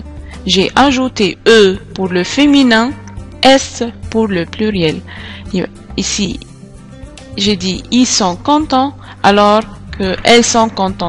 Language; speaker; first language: French; non-native, fluent; Arabic